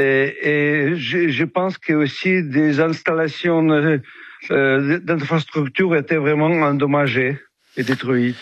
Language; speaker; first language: French; non-native, fluent; Ukrainian